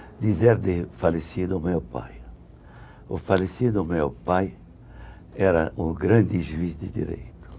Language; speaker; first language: Portuguese; non-native, fluent; Arabic